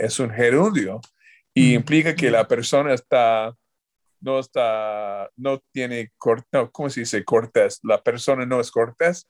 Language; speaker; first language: Spanish; non-native, learner; English